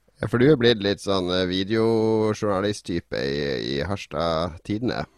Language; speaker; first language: Norwegian; native; Norwegian